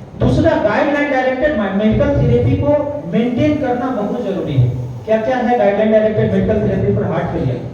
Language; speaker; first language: Hindi; native; Hindi